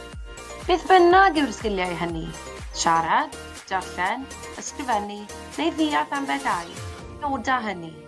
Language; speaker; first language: Welsh; native; Welsh